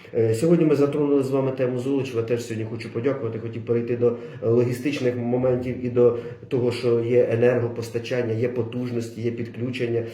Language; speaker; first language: Ukrainian; native; Ukrainian